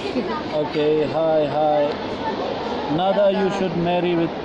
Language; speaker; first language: English; non-native, fluent; Pashto